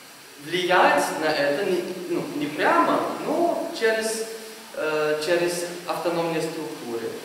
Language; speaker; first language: Russian; non-native, fluent; German